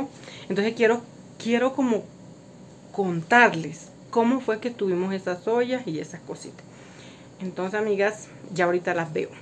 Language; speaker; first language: Spanish; native; Spanish